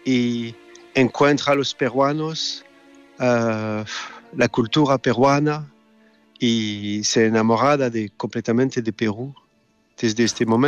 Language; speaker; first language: Spanish; non-native, fluent; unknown